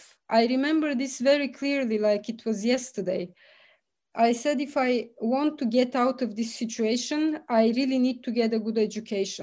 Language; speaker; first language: English; early bilingual, other home language; Bulgarian